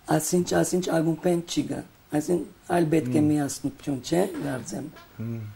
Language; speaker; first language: Armenian; early bilingual, heritage; Armenian